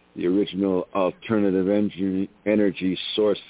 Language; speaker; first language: English; native; English